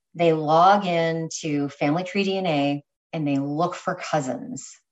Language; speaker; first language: English; native; English